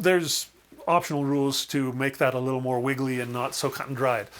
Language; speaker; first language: English; native; English